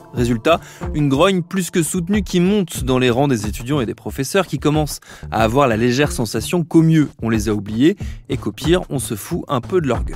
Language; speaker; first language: French; native; French